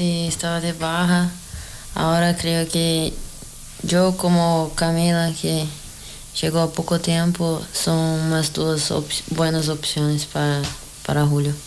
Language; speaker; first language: Spanish; non-native, learner; Portuguese